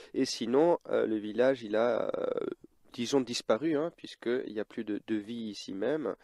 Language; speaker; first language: French; early bilingual, other home language; Dutch